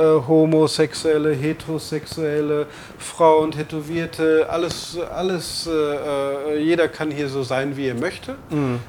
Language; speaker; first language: German; native; German